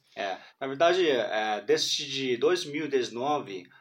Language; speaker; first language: Portuguese; non-native, fluent; Chinese